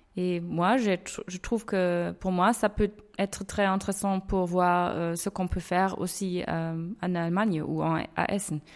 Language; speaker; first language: French; non-native, fluent; German